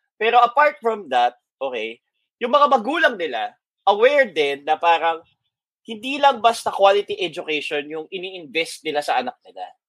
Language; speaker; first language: Filipino; native; Filipino